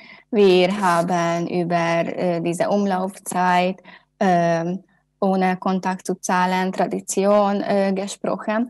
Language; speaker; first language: German; non-native, learner; Hungarian